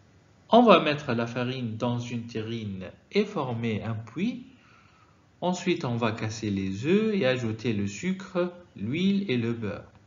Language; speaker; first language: French; non-native, fluent; Arabic